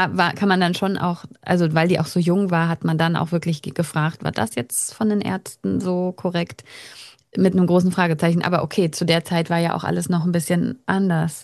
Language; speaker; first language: German; native; German